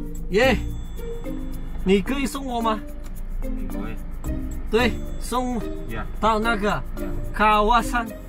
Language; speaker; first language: Chinese; non-native, learner; Indonesian